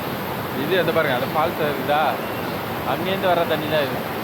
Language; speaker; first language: Tamil; native; Tamil